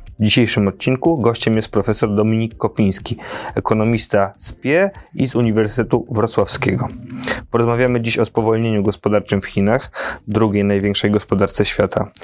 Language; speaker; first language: Polish; native; Polish